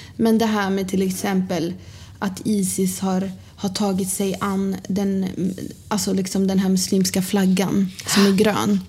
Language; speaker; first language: Swedish; early bilingual, other home language; Arabic